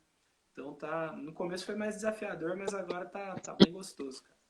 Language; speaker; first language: Portuguese; native; Portuguese